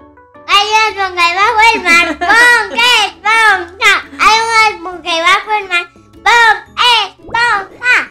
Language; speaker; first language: Spanish; native; Spanish